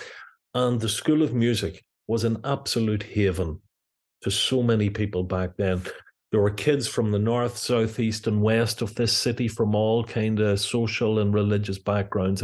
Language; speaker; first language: English; native; English